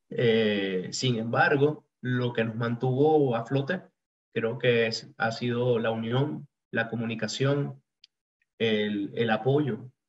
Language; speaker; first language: Spanish; native; Spanish